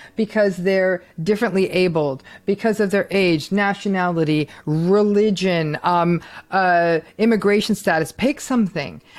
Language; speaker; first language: English; early bilingual, other home language; Hindi